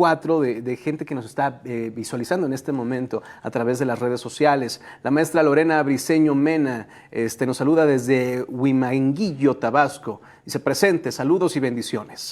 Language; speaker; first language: Spanish; native; Spanish